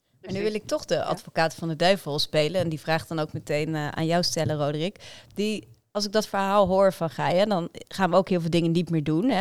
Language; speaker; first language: Dutch; native; Dutch